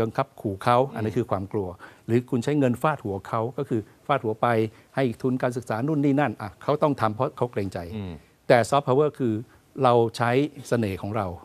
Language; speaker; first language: Thai; native; Thai